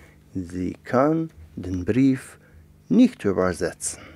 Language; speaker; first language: German; non-native, fluent; Serbian